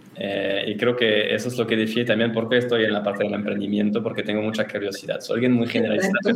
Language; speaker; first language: Spanish; non-native, fluent; French